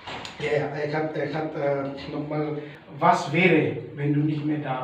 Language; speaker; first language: German; non-native, learner; Indonesian